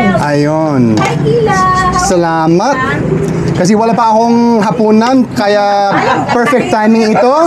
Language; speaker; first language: Filipino; non-native, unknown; English